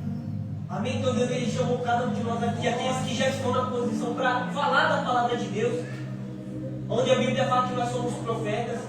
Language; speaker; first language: Portuguese; native; Portuguese